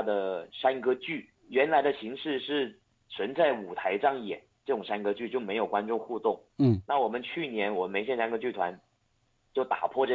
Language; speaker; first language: Chinese; non-native, local second language; Hakka Chinese